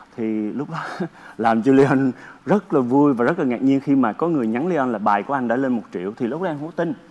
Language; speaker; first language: Vietnamese; early bilingual, heritage; Vietnamese